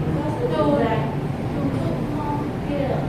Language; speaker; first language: English; non-native, learner; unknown